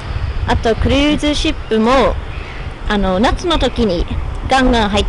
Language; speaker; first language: Japanese; non-native, fluent; English